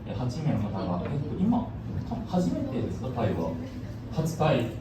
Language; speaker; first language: Japanese; non-native, learner; Thai